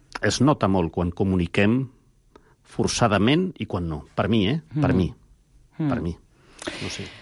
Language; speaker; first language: Catalan; non-native, local second language; Spanish